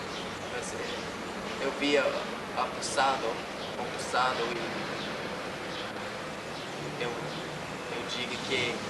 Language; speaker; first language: Portuguese; non-native, learner; English